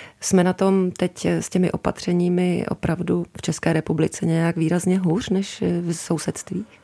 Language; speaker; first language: Czech; native; Czech